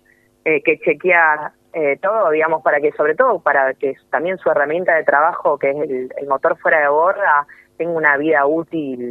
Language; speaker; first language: Spanish; native; Spanish